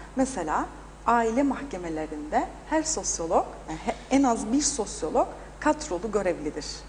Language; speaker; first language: Turkish; native; Turkish